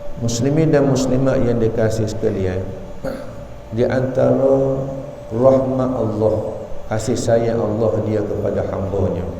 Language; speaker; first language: Malay; native; Malay